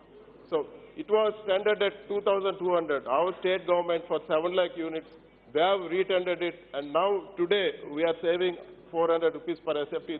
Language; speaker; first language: English; non-native, local second language; Telugu